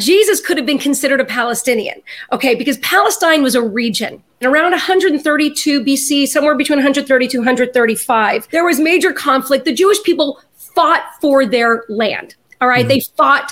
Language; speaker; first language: English; native; English